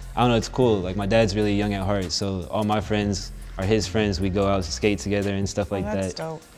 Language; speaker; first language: English; native; English